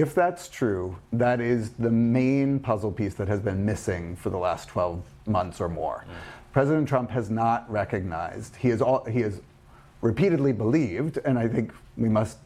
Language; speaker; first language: English; native; English